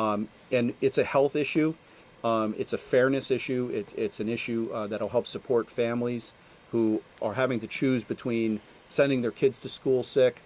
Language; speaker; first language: English; native; English